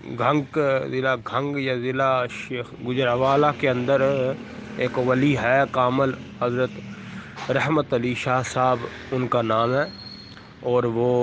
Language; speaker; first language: Urdu; non-native, local second language; Punjabi